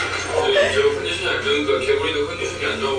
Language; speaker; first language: Korean; native; Korean